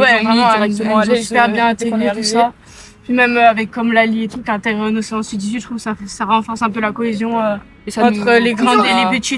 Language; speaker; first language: French; native; French